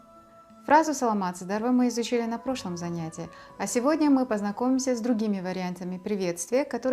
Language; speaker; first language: Russian; non-native, local second language; Kyrgyz